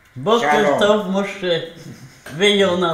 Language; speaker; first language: Hebrew; non-native, fluent; Polish